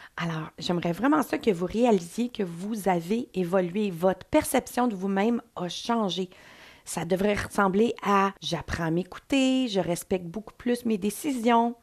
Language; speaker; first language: French; native; French